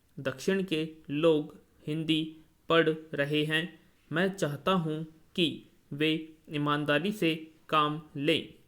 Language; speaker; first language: Hindi; native; Hindi